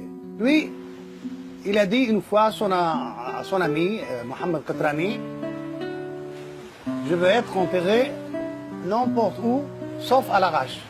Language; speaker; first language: French; non-native, fluent; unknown